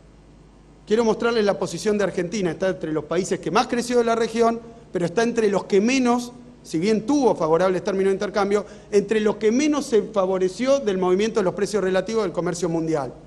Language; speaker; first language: Spanish; native; Spanish